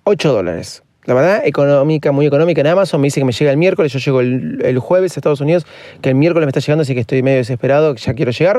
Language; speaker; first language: Spanish; native; Spanish